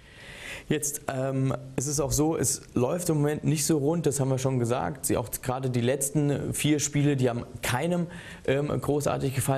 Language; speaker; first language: German; native; German